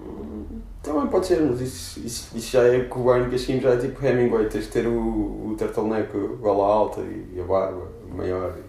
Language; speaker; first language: Portuguese; native; Portuguese